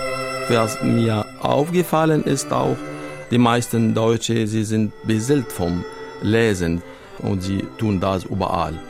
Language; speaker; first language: German; non-native, learner; Arabic